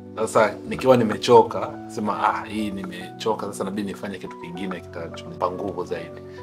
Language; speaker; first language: Swahili; native; Swahili